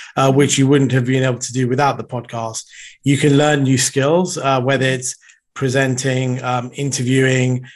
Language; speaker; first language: English; native; English